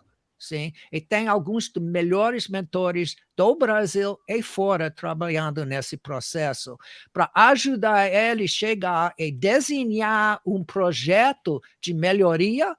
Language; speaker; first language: Portuguese; non-native, fluent; English